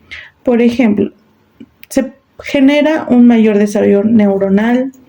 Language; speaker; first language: Spanish; native; Spanish